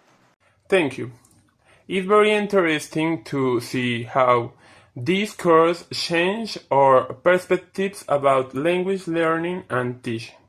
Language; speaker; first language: English; non-native, fluent; Spanish